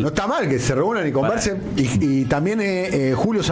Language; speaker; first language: Spanish; native; Spanish